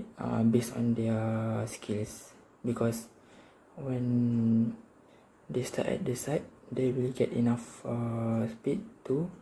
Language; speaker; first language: English; non-native, learner; Malay